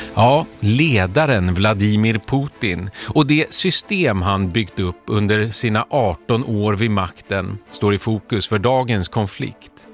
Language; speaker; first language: Swedish; native; Swedish